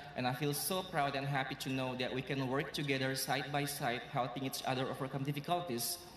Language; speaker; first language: English; non-native, fluent; Indonesian